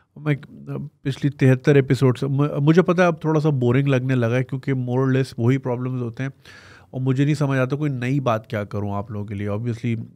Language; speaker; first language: Urdu; native; Urdu